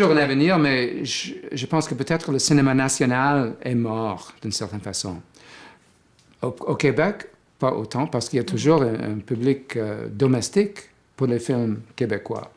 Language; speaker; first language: French; non-native, fluent; English